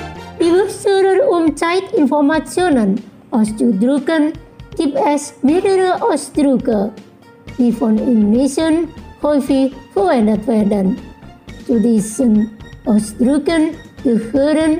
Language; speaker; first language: German; non-native, learner; Indonesian